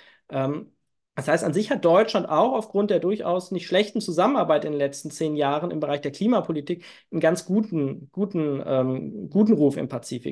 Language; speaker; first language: German; native; German